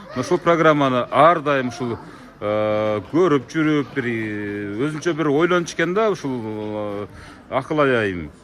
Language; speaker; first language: Kyrgyz; native; Kyrgyz